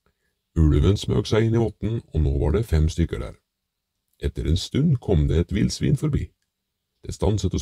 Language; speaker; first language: Norwegian; native; Norwegian